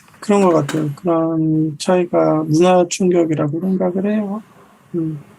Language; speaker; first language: Korean; native; Korean